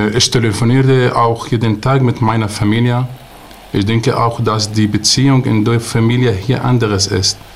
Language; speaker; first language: German; non-native, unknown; Arabic